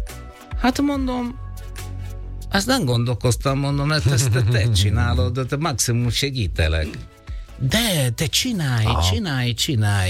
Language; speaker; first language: Hungarian; non-native, learner; Italian